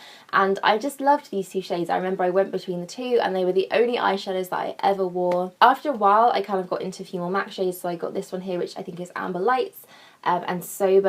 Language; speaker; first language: English; native; English